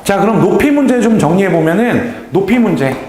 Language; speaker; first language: Korean; native; Korean